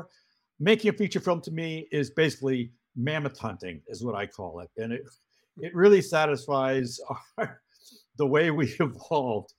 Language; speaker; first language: English; native; English